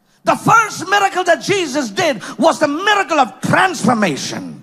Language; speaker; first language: English; non-native, local second language; Tamil